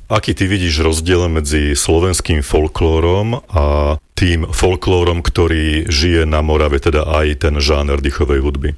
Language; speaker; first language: Slovak; native; Slovak